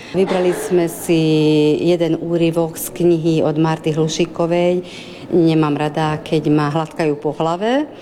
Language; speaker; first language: Slovak; native; Slovak